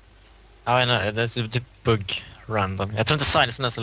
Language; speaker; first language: Swedish; native; Swedish